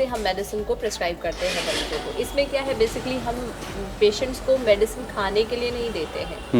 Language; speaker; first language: Hindi; native; Hindi